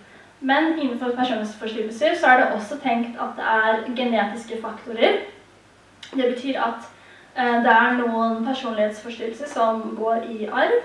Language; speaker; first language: Norwegian; early bilingual, heritage; Tigrinya